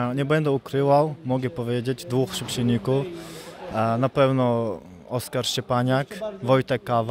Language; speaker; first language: Polish; non-native, fluent; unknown